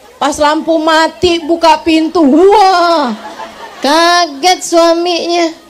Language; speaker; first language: Indonesian; native; Indonesian